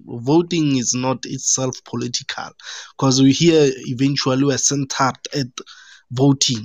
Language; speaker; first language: English; non-native, local second language; Northern Sotho